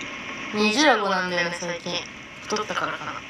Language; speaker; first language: Japanese; native; Japanese